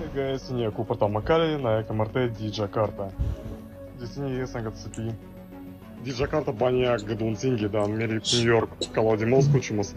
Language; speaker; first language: Indonesian; non-native, learner; Russian